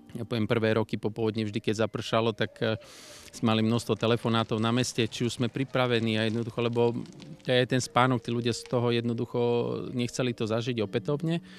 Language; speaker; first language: Slovak; native; Slovak